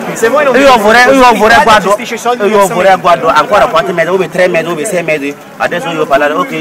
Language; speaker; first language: Italian; non-native, learner; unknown